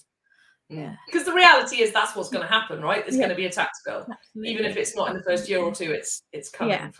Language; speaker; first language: English; native; English